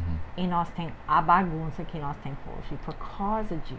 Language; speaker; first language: Portuguese; non-native, fluent; English